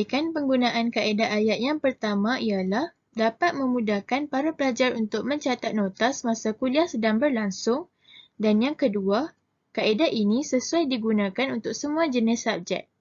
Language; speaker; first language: Malay; native; Malay